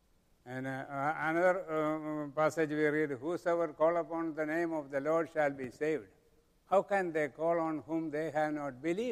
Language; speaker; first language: English; non-native, local second language; Malayalam